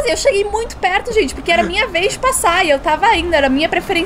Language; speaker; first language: Portuguese; native; Portuguese